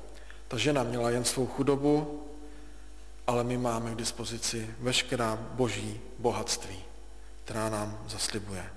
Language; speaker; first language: Czech; native; Czech